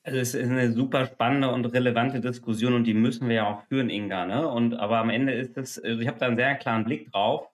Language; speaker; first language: German; native; German